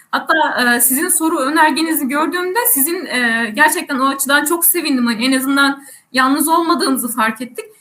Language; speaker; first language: Turkish; native; Turkish